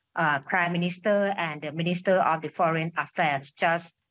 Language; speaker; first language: English; non-native, fluent; Thai